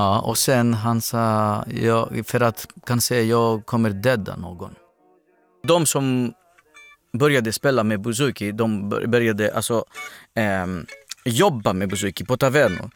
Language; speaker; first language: Swedish; non-native, fluent; Greek